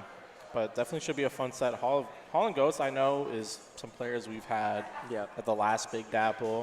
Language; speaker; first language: English; native; English